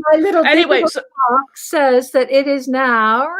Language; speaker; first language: English; native; English